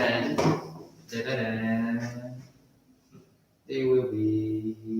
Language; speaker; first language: English; non-native, learner; Portuguese